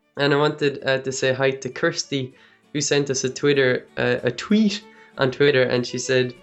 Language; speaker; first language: English; native; English